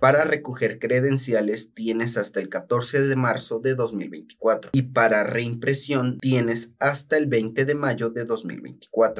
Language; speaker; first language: Spanish; native; Spanish